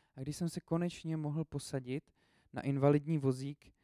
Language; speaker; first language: Czech; native; Czech